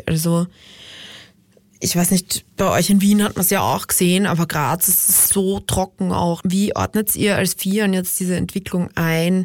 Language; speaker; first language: German; native; German